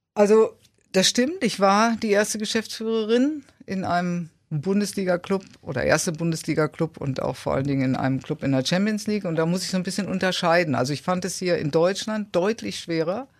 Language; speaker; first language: German; native; German